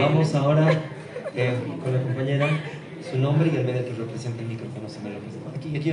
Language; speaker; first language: Spanish; native; Spanish